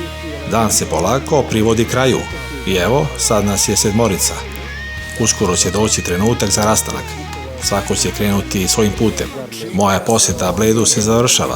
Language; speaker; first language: Serbian; native; Serbian